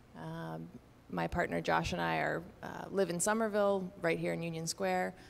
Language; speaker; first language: English; native; English